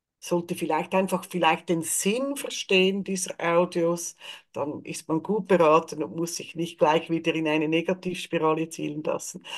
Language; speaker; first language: German; native; German